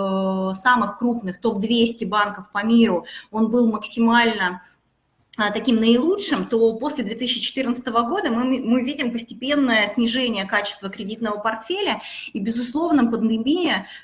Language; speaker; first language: Russian; native; Russian